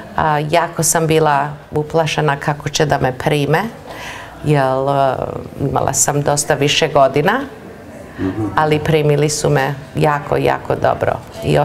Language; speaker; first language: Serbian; early bilingual, heritage; Serbian